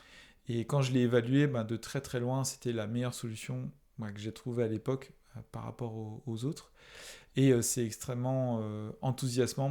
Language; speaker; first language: French; native; French